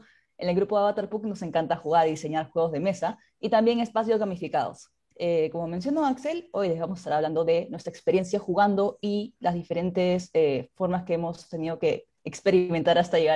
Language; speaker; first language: Spanish; native; Spanish